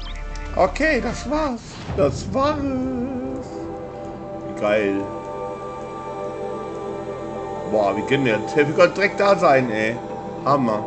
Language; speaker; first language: German; native; German